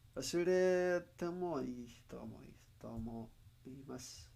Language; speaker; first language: Japanese; non-native, learner; Spanish